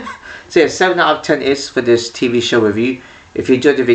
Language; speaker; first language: English; native; English